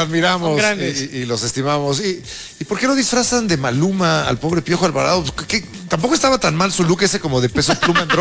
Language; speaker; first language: Spanish; native; Spanish